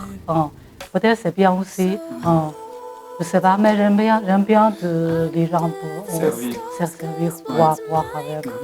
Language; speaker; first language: French; non-native, fluent; Chinese